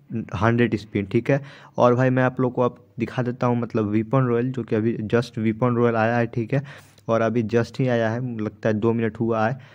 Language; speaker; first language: Hindi; native; Hindi